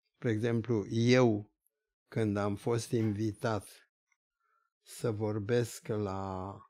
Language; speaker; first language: Romanian; early bilingual, other home language; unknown